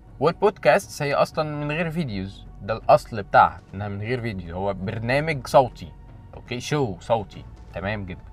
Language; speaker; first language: Arabic; native; Arabic